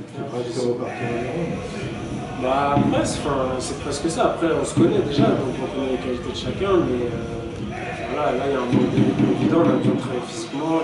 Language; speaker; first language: French; native; French